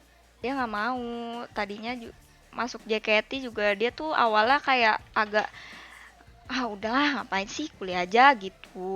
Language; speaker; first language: Indonesian; native; Indonesian